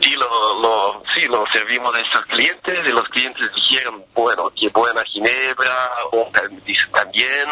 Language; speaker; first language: Spanish; non-native, fluent; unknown